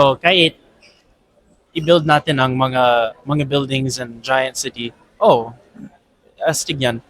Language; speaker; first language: Filipino; non-native, fluent; English